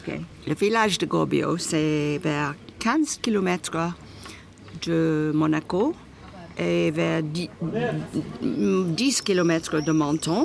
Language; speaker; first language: French; non-native, fluent; English